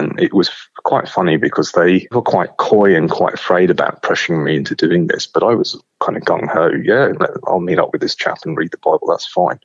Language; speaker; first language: English; native; English